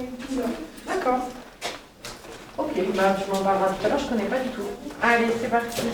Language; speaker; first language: French; native; French